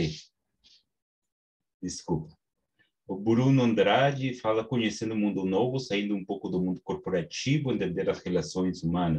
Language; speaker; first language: Portuguese; non-native, fluent; Spanish